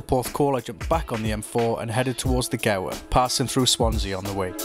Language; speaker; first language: English; native; English